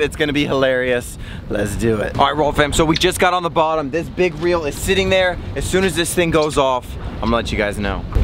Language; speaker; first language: English; native; English